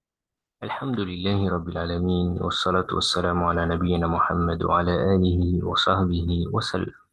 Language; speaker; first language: Arabic; non-native, fluent; French